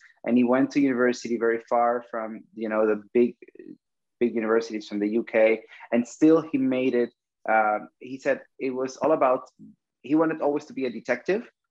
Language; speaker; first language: English; non-native, fluent; Spanish